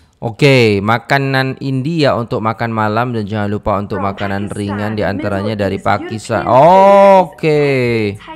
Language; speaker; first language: Indonesian; native; Indonesian